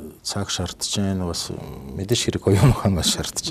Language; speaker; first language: Mongolian; non-native, fluent; Russian